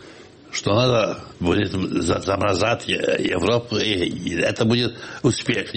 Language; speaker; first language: Russian; non-native, fluent; Polish